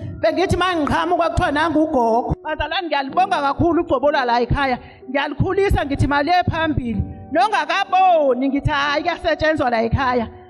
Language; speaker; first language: Zulu; native; Zulu